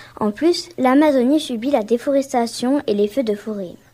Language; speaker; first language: French; native; French